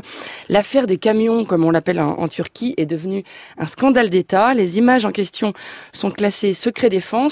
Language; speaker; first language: French; native; French